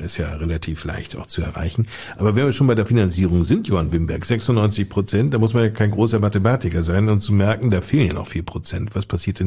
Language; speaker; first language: German; native; German